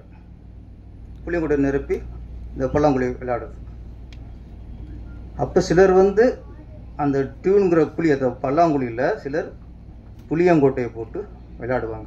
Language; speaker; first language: Tamil; native; Tamil